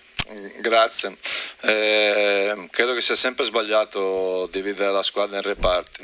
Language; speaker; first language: Italian; native; Italian